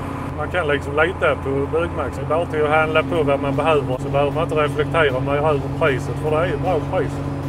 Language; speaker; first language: Swedish; native; Swedish